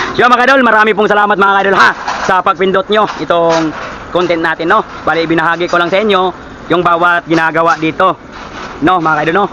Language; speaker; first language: Filipino; non-native, local second language; Cebuano